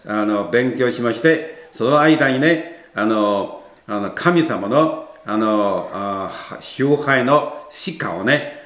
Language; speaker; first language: Japanese; non-native, fluent; Chinese